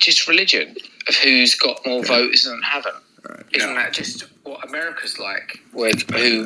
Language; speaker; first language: English; native; English